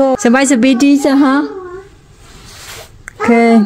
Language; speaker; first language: German; non-native, learner; Vietnamese